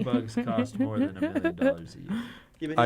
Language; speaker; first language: English; native; English